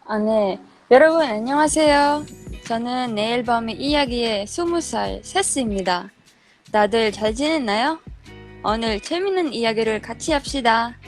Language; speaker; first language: Korean; non-native, learner; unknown